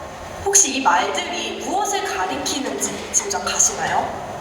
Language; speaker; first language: Korean; native; Korean